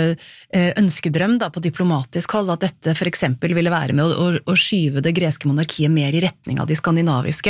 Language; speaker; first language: Norwegian; native; Norwegian